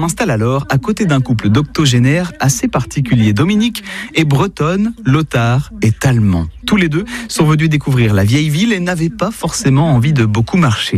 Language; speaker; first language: French; native; French